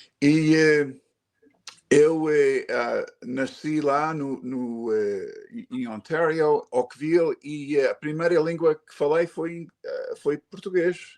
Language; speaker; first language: Portuguese; early bilingual, heritage; Portuguese